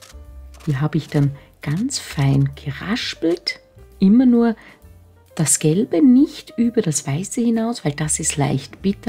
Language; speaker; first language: German; native; German